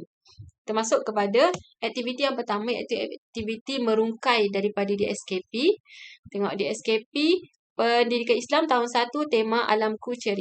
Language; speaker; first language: Malay; native; Malay